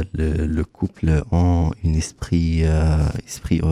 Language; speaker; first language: French; non-native, fluent; Arabic